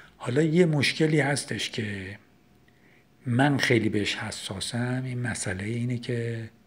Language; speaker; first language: Persian; native; Persian